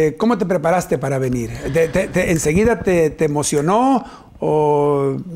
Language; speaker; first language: Spanish; native; Spanish